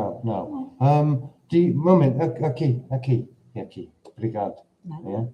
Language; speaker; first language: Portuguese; non-native, learner; English